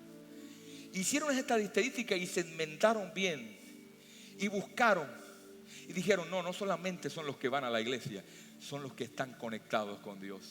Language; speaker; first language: Spanish; native; Spanish